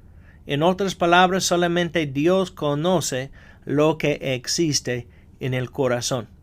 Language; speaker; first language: Spanish; non-native, fluent; English